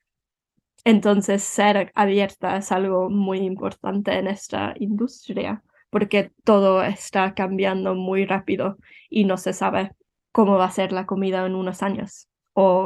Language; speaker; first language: Spanish; early bilingual, heritage; Spanish